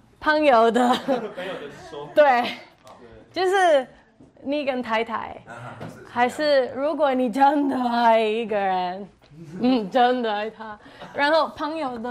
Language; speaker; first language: Chinese; non-native, learner; Spanish